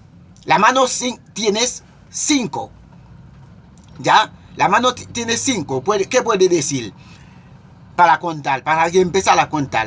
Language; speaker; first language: Spanish; non-native, local second language; Haitian Creole